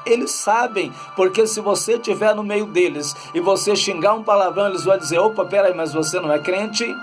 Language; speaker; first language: Portuguese; native; Portuguese